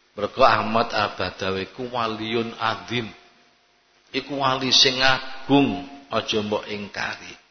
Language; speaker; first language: Indonesian; native; Indonesian